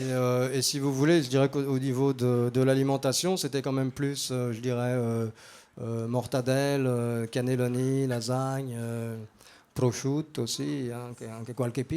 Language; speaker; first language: French; native; French